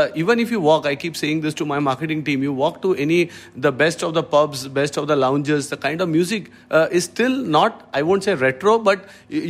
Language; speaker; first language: English; non-native, local second language; Malayalam